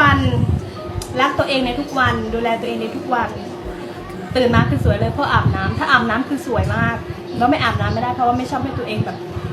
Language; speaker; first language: Thai; native; Thai